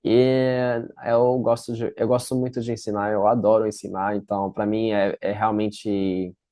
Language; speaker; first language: Portuguese; non-native, fluent; French